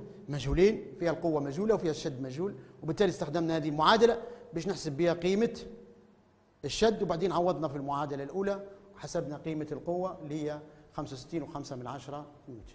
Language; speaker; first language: Arabic; native; Arabic